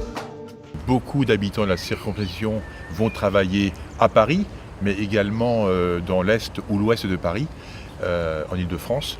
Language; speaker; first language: French; native; French